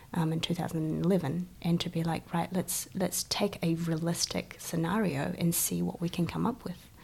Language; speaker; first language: English; early bilingual, other home language; Chinese